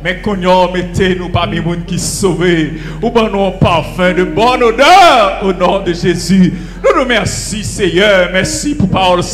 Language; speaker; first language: French; non-native, local second language; Haitian Creole